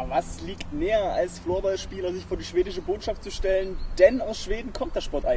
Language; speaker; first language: German; native; German